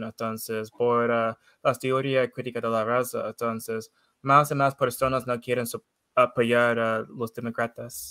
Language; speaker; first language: Spanish; non-native, learner; English